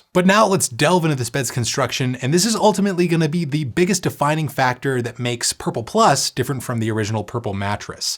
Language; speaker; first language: English; native; English